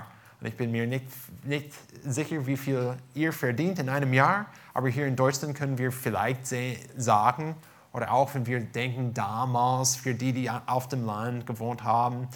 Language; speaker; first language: German; non-native, fluent; English